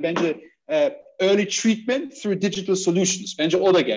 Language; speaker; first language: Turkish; early bilingual, heritage; Turkish